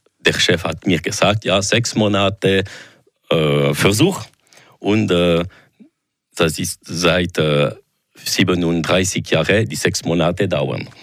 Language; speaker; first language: German; non-native, local second language; French